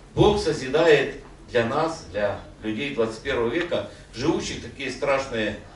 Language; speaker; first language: Russian; non-native, local second language; Ukrainian